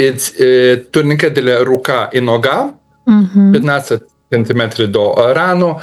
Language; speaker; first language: Ukrainian; non-native, learner; Lithuanian